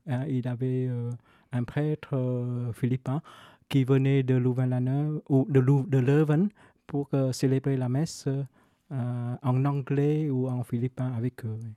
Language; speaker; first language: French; non-native, fluent; Vietnamese